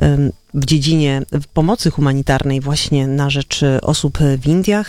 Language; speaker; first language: Polish; native; Polish